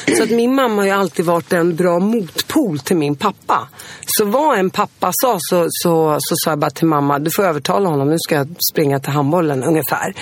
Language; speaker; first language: Swedish; early bilingual, other home language; Arabic